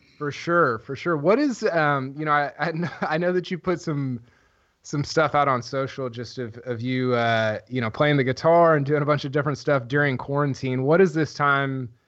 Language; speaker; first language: English; native; English